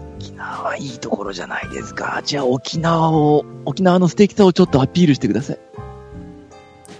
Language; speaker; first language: Japanese; native; Japanese